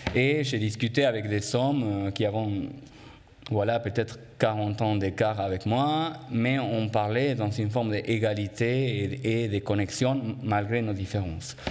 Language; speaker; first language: French; non-native, fluent; Spanish